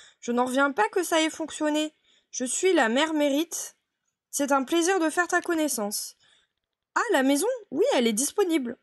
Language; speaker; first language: French; native; French